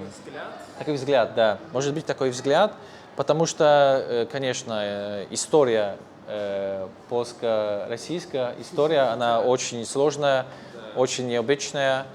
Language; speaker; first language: Russian; non-native, fluent; Polish